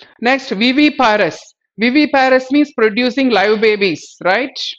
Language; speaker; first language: English; non-native, local second language; Telugu